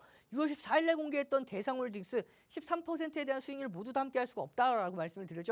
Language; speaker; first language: Korean; native; Korean